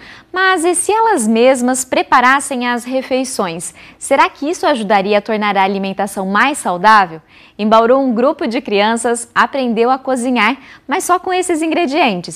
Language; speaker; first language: Portuguese; native; Portuguese